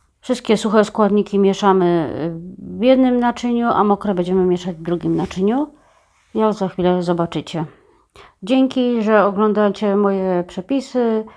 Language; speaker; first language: Polish; native; Polish